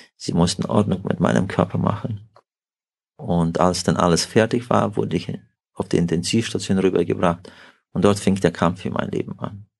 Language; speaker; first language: German; early bilingual, heritage; Russian